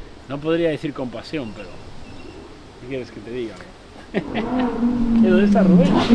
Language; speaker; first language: Spanish; native; Spanish